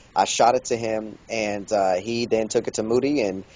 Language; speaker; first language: English; native; English